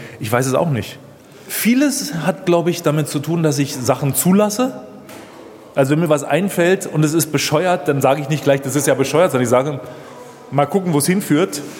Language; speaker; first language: German; native; German